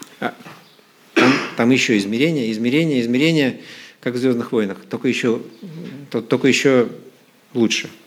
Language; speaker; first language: Russian; native; Russian